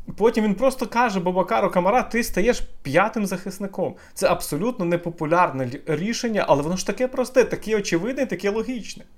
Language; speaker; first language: Ukrainian; native; Ukrainian